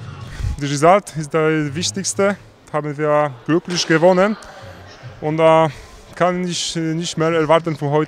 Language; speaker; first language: German; non-native, fluent; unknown